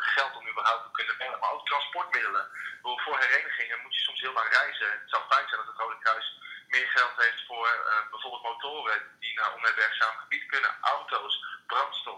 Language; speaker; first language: Dutch; native; Dutch